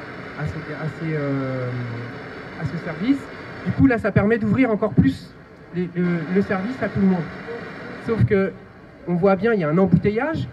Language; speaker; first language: French; native; French